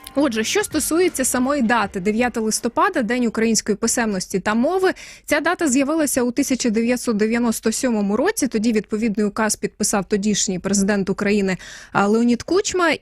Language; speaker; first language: Ukrainian; native; Ukrainian